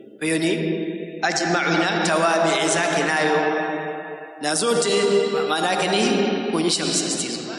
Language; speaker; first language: Swahili; native; Swahili